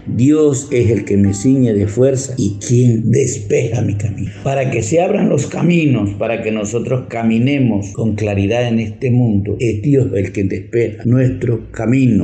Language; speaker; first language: Spanish; native; Spanish